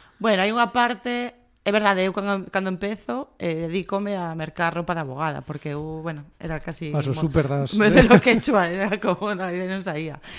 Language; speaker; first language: Galician; non-native, local second language; Spanish